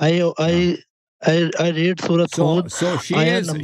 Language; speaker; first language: English; non-native, local second language; Punjabi